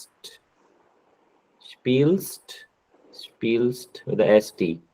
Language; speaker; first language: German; non-native, fluent; Hindi